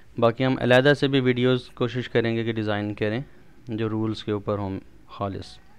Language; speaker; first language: Urdu; non-native, local second language; Punjabi